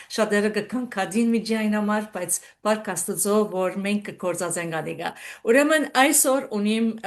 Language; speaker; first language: Armenian; early bilingual, heritage; Armenian